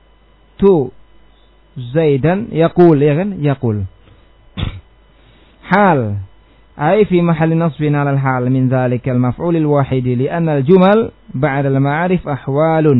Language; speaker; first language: Arabic; non-native, fluent; Indonesian